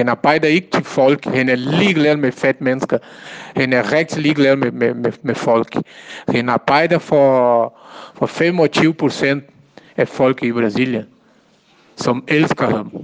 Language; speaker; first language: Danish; non-native, learner; Portuguese